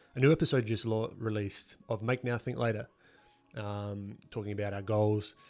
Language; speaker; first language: English; native; English